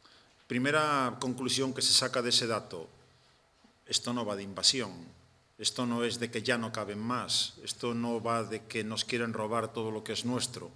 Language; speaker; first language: Spanish; native; Spanish